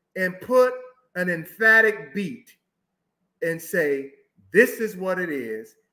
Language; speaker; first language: English; native; English